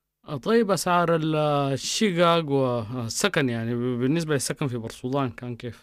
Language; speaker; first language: Arabic; native; Arabic